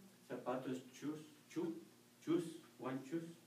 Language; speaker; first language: English; non-native, learner; Spanish